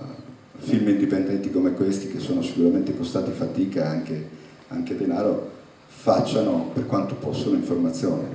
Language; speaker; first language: Italian; native; Italian